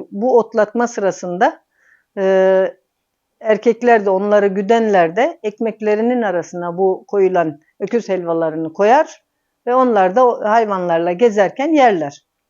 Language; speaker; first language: Turkish; native; Turkish